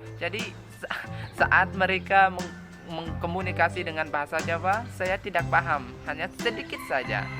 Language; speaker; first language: Indonesian; non-native, learner; Khmer